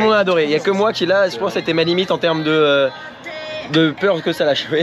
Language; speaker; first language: French; native; French